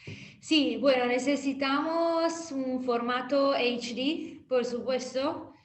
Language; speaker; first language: Spanish; non-native, fluent; Italian